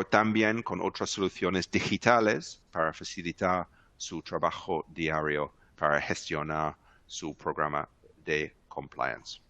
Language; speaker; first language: Spanish; non-native, fluent; English